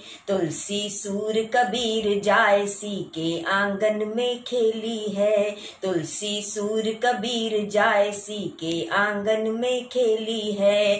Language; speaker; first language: Hindi; native; Hindi